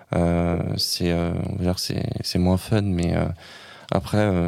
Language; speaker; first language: French; native; French